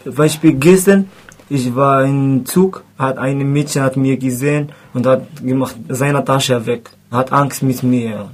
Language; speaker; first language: German; non-native, learner; Arabic